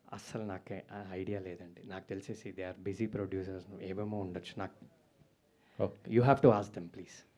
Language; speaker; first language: Telugu; native; Telugu